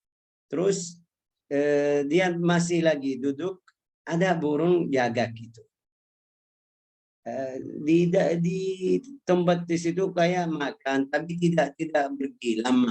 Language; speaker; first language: Indonesian; non-native, fluent; Arabic